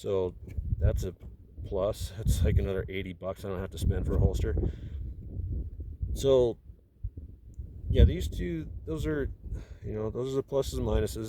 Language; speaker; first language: English; native; English